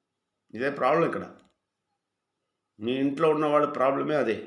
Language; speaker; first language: Telugu; non-native, fluent; Malayalam